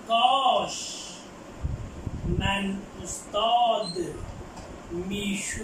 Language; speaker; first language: Persian; non-native, fluent; Urdu